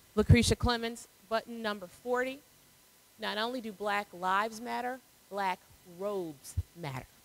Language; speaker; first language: English; native; English